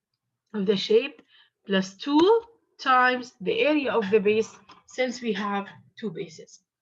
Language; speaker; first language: English; non-native, fluent; Arabic